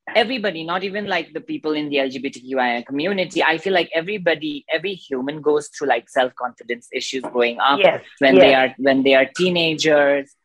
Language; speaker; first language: English; non-native, local second language; Nepali